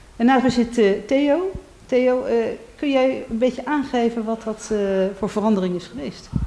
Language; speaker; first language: Dutch; native; Dutch